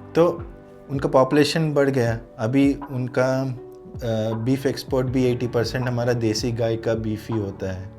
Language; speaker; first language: Hindi; non-native, local second language; Telugu